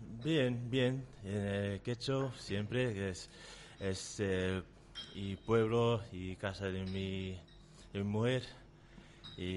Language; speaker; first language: Spanish; non-native, learner; Tongan